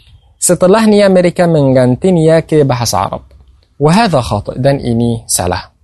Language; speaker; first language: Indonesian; non-native, fluent; Arabic